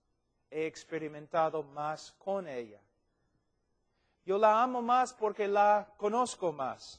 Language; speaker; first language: Spanish; non-native, fluent; English